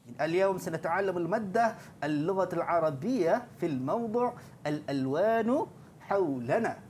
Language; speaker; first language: Arabic; non-native, fluent; Malay